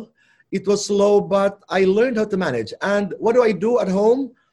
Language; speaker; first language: English; non-native, local second language; Filipino